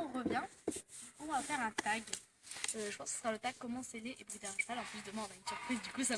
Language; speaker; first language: French; native; French